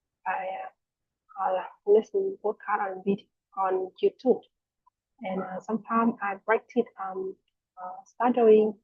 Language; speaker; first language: English; non-native, learner; Vietnamese